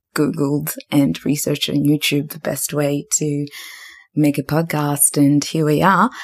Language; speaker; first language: English; native; English